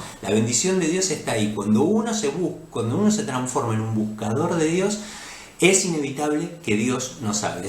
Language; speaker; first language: Spanish; native; Spanish